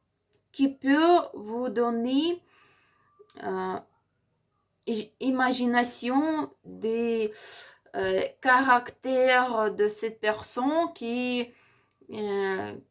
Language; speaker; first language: French; non-native, learner; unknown